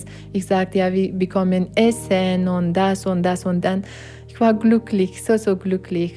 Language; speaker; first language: German; non-native, learner; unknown